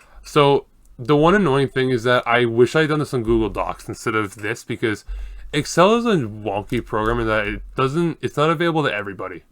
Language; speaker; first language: English; native; English